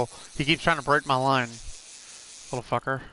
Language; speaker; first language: English; native; English